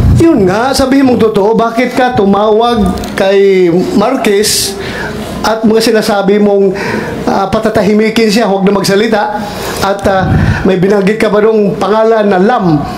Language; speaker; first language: Filipino; non-native, local second language; Cebuano